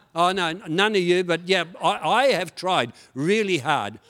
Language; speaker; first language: English; early bilingual, other home language; Dutch